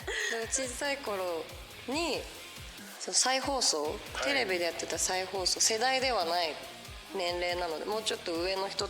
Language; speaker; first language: Japanese; native; Japanese